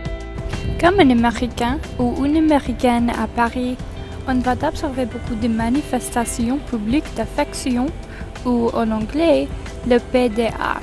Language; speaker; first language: French; non-native, learner; English